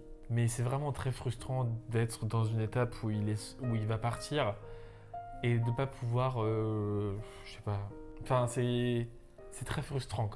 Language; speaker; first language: French; native; French